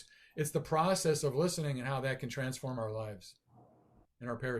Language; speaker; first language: English; native; English